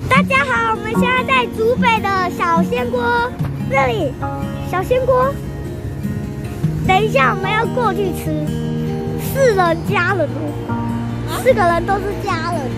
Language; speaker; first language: Chinese; non-native, fluent; Filipino